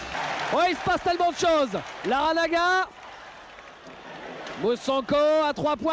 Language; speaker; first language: French; native; French